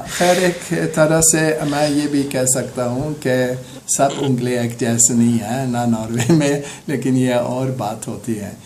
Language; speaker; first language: Urdu; non-native, fluent; Norwegian